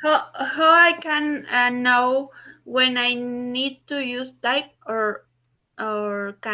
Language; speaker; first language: English; non-native, learner; Spanish